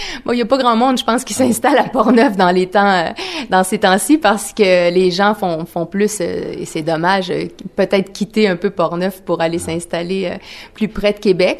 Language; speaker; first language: French; native; French